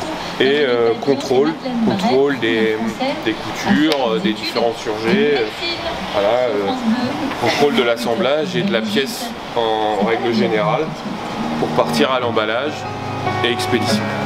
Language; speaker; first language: French; native; French